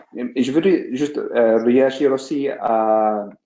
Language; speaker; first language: French; non-native, fluent; English